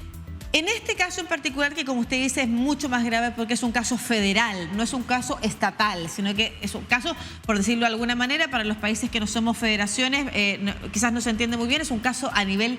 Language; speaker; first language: Spanish; native; Spanish